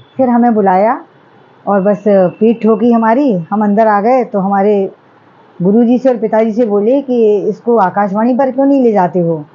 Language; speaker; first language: Hindi; native; Hindi